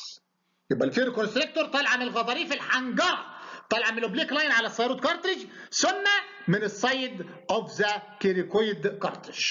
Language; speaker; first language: Arabic; native; Arabic